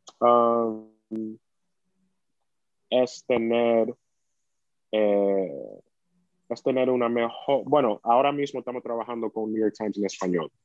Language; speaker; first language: Spanish; early bilingual, heritage; Spanish